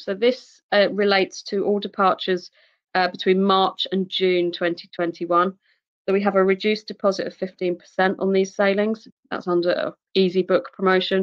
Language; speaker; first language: English; native; English